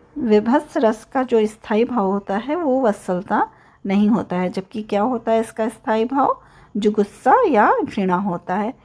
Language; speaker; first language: Hindi; native; Hindi